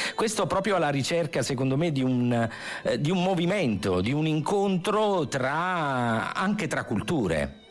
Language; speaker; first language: Italian; native; Italian